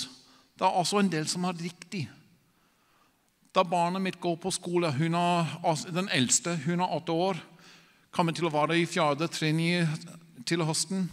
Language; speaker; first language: Norwegian; non-native, fluent; English